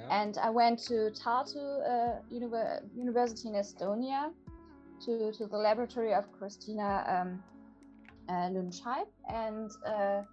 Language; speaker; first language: English; non-native, fluent; German